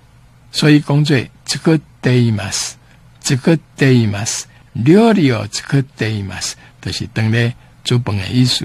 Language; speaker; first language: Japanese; non-native, fluent; Min Nan Chinese